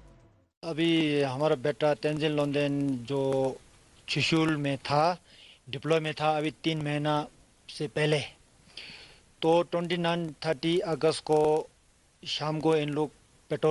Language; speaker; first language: Hindi; non-native, learner; Tibetan